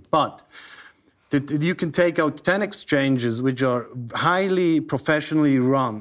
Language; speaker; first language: English; non-native, fluent; German